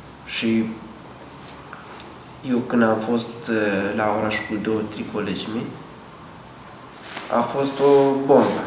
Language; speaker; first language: Romanian; non-native, learner; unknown